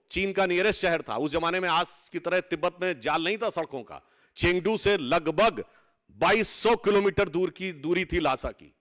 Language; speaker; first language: Hindi; native; Hindi